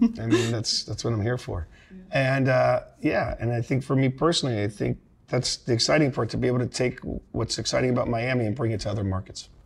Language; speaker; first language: English; native; English